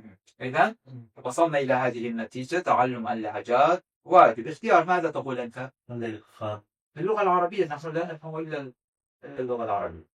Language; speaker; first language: Arabic; non-native, fluent; Azerbaijani